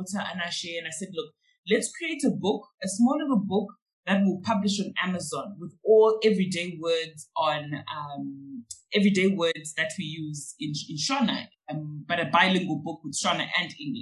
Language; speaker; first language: English; non-native, local second language; Shona